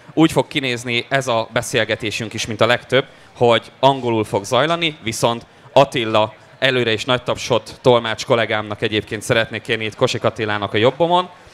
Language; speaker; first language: Hungarian; early bilingual, heritage; Hungarian